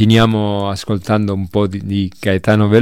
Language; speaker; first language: Italian; non-native, fluent; Spanish